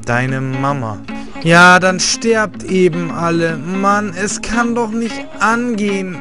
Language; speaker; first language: German; native; German